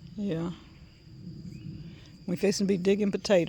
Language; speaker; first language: English; native; English